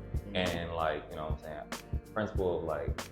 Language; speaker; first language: English; native; English